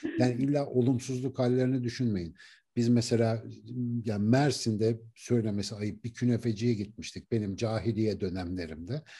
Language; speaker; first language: Turkish; native; Turkish